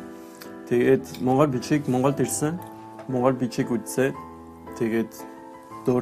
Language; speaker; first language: Mongolian; non-native, learner; French